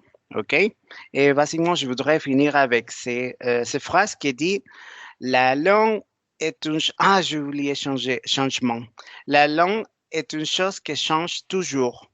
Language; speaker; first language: French; non-native, learner; Spanish